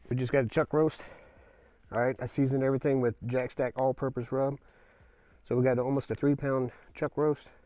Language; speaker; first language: English; native; English